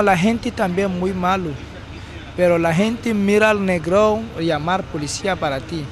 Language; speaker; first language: Spanish; non-native, learner; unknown